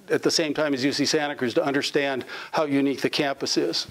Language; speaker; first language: English; native; English